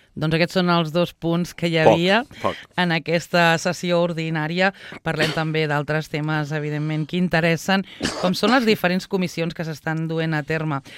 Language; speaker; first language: Catalan; native; Catalan